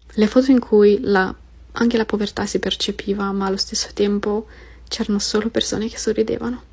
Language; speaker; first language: Italian; early bilingual, other home language; Romanian